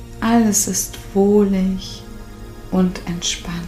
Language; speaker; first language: German; native; German